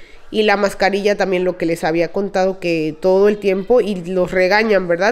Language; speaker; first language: Spanish; native; Spanish